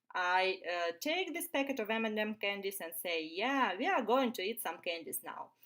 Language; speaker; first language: English; non-native, fluent; Ukrainian